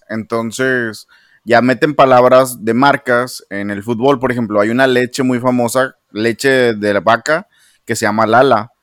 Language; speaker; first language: Spanish; native; Spanish